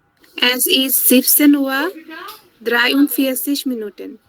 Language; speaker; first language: German; non-native, learner; Bangla